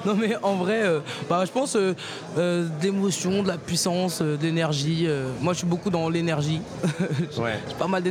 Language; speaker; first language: French; native; French